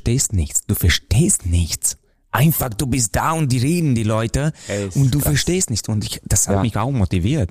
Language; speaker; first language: German; non-native, fluent; Romanian